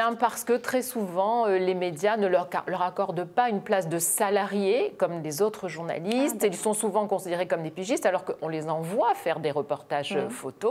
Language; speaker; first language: French; native; French